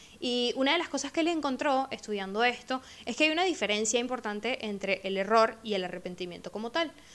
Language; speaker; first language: Spanish; native; Spanish